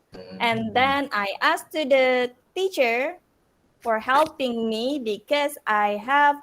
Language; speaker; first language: English; non-native, learner; Indonesian